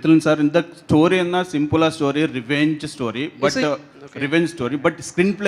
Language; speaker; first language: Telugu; non-native, learner; Tamil